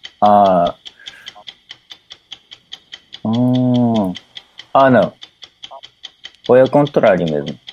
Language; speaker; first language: Portuguese; non-native, learner; Japanese